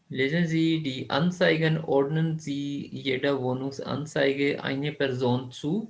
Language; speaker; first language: German; non-native, fluent; Urdu